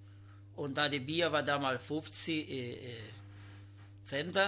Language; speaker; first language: German; non-native, learner; Italian